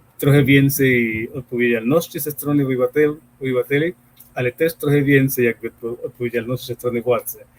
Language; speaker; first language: Polish; non-native, fluent; Spanish